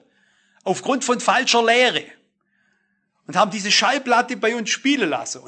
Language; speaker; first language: German; native; German